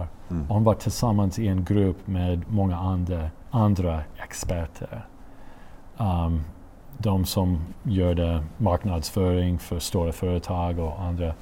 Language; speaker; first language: Swedish; non-native, fluent; English